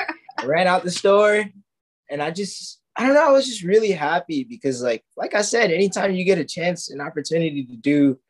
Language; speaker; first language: English; native; English